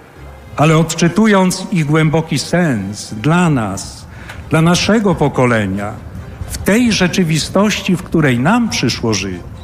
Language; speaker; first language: Polish; native; Polish